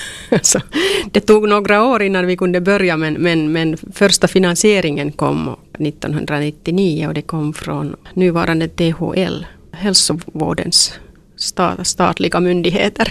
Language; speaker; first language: Swedish; non-native, local second language; Finnish